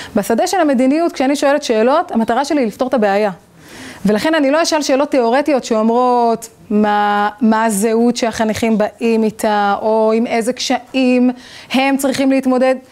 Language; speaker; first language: Hebrew; native; Hebrew